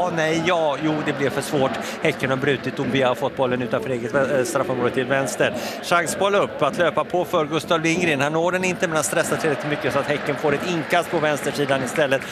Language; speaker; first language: Swedish; native; Swedish